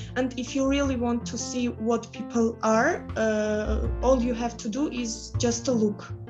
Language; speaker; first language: English; non-native, fluent; Armenian